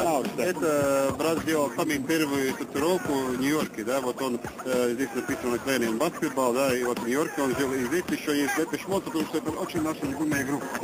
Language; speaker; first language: Russian; non-native, fluent; Lithuanian